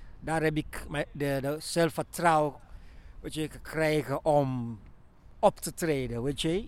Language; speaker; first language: Dutch; non-native, learner; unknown